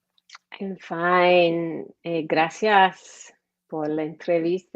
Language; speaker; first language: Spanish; non-native, learner; English